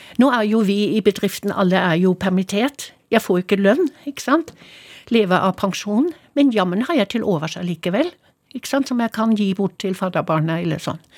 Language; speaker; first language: Norwegian; non-native, fluent; German